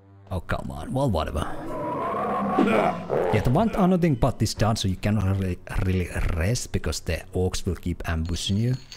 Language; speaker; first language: English; non-native, fluent; Finnish